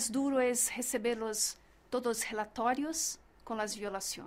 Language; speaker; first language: Spanish; non-native, learner; Portuguese